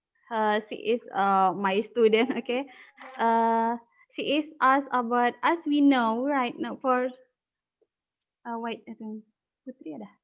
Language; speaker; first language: English; non-native, learner; Indonesian